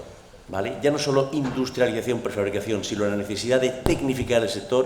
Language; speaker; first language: Spanish; native; Spanish